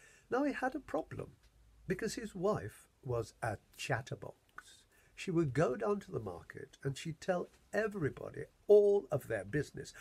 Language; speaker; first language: English; native; English